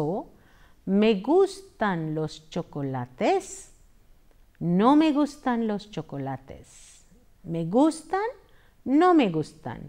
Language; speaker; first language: Spanish; non-native, fluent; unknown